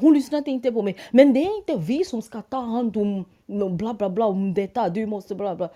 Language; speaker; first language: Swedish; non-native, fluent; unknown